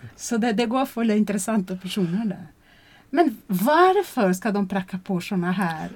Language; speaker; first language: Swedish; non-native, fluent; Portuguese